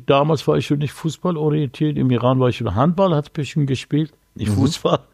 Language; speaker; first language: German; non-native, learner; Persian